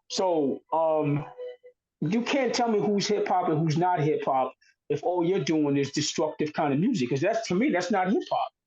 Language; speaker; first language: English; native; English